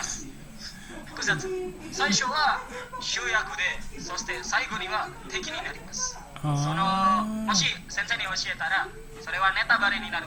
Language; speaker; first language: Japanese; non-native, learner; Indonesian